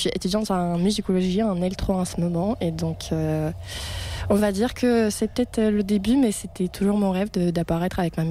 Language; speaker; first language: French; non-native, fluent; Russian